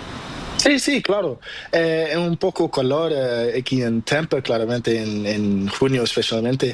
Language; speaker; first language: Spanish; non-native, learner; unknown